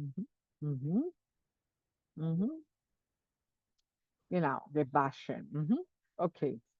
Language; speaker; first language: German; non-native, fluent; Spanish